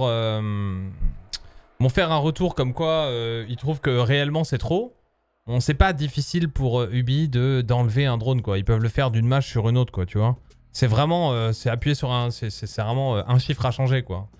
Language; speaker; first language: French; native; French